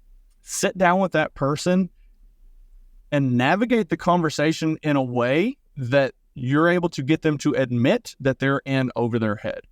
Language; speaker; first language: English; native; English